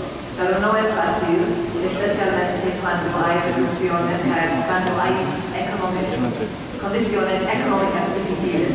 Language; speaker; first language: Spanish; non-native, fluent; English